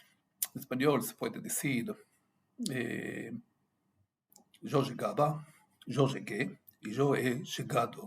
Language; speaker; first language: Spanish; non-native, fluent; Hebrew